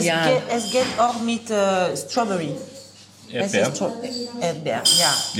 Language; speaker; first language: German; non-native, learner; French